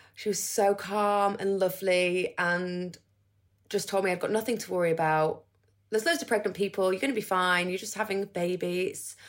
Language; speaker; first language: English; native; English